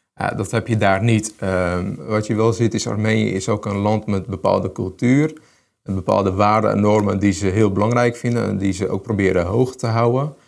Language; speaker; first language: Dutch; early bilingual, other home language; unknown